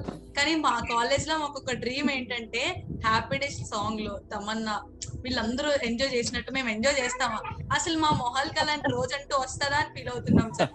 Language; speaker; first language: Telugu; native; Telugu